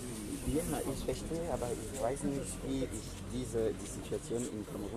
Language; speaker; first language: German; non-native, learner; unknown